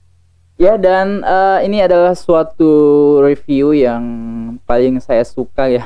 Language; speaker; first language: Indonesian; native; Indonesian